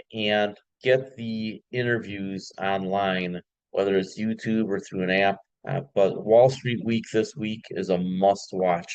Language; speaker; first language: English; native; English